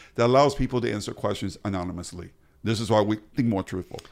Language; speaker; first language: English; early bilingual, other home language; Chinese